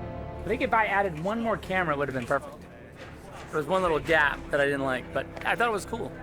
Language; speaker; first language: English; native; English